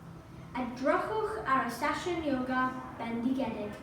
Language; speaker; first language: Welsh; non-native, learner; English